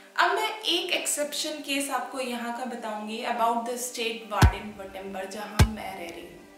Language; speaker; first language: Hindi; native; Hindi